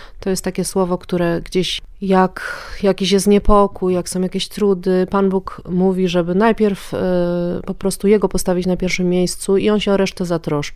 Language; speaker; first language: Polish; native; Polish